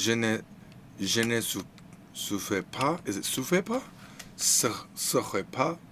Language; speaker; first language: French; non-native, learner; English